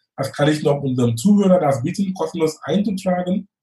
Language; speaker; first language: German; non-native, fluent; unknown